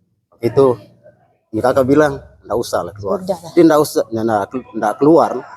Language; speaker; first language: Indonesian; non-native, local second language; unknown